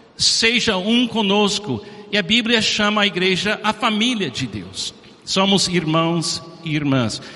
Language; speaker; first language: Portuguese; non-native, fluent; English